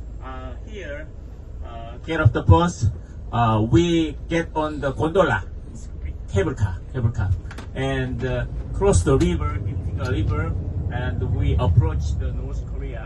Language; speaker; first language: English; non-native, fluent; Korean